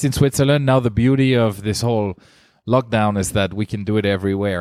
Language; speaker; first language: English; non-native, fluent; French